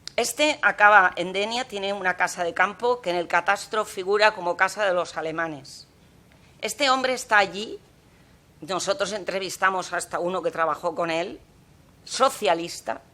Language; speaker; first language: Spanish; non-native, local second language; Catalan